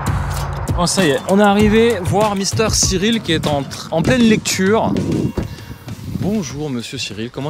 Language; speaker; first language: French; native; French